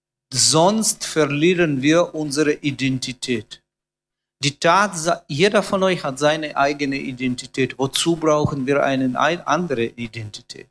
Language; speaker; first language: German; non-native, fluent; Russian